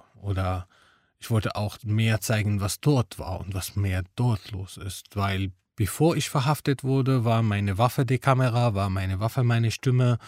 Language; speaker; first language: German; non-native, fluent; Arabic